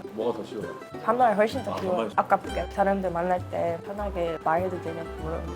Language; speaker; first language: Korean; non-native, fluent; Dutch